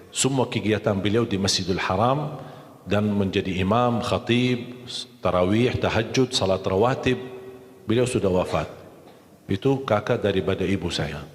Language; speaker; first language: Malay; non-native, fluent; Arabic